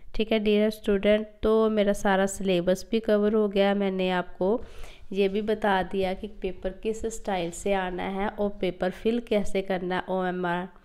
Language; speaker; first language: Hindi; non-native, local second language; Punjabi